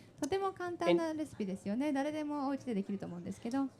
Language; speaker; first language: Japanese; native; Japanese